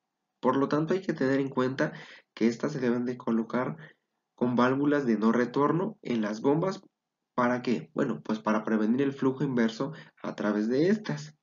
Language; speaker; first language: Spanish; native; Spanish